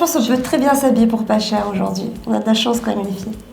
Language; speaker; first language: French; native; French